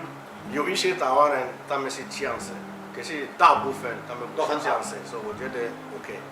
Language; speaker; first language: Chinese; non-native, learner; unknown